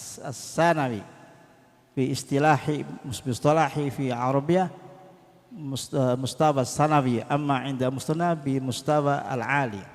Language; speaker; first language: Arabic; non-native, fluent; Indonesian